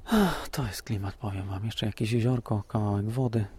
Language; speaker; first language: Polish; native; Polish